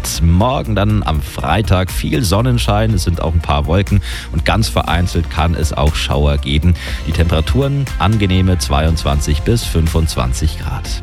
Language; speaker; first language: German; native; German